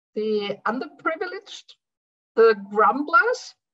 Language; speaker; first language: English; non-native, fluent; German